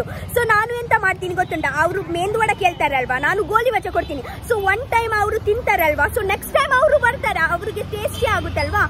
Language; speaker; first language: Kannada; non-native, local second language; Tulu